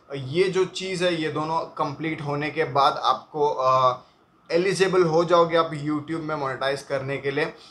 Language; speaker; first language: Hindi; non-native, local second language; Marathi